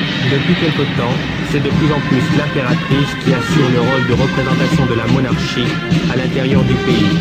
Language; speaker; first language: French; native; French